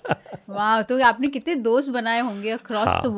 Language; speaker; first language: Hindi; native; Hindi